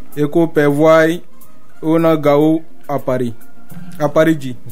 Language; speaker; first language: Italian; non-native, learner; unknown